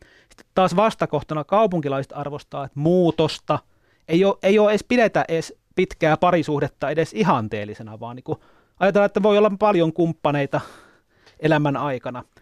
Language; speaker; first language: Finnish; native; Finnish